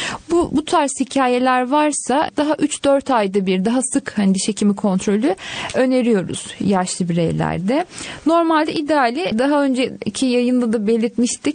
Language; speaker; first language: Turkish; native; Turkish